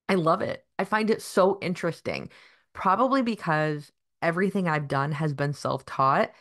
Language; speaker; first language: English; native; English